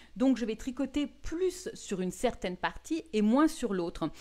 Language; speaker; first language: French; native; French